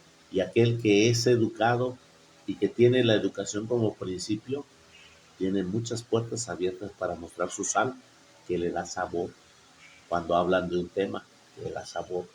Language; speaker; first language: Spanish; native; Spanish